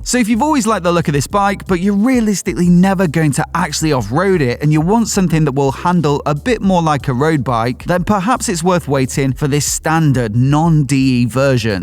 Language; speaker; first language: English; native; English